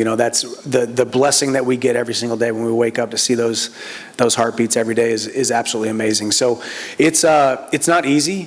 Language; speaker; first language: English; native; English